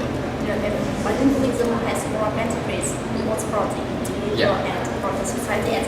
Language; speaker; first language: English; non-native, fluent; Vietnamese